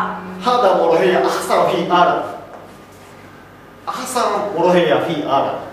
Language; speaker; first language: Arabic; non-native, learner; Japanese